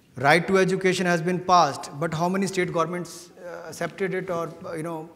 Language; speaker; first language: English; non-native, local second language; Hindi